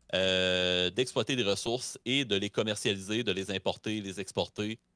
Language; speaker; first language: French; native; French